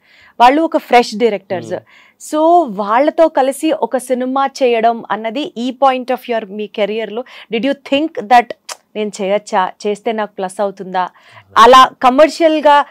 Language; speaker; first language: Telugu; native; Telugu